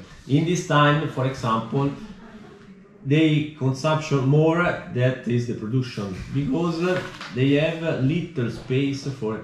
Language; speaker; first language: English; non-native, learner; Italian